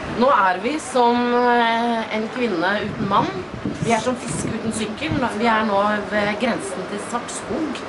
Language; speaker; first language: Norwegian; native; Norwegian